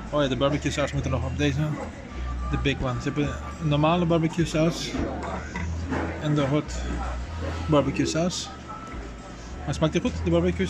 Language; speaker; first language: Dutch; native; Dutch